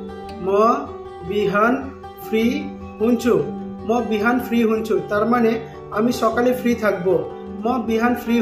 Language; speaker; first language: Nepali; non-native, fluent; Bangla